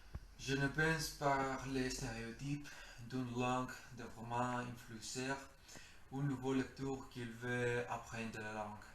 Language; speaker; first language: French; non-native, learner; Greek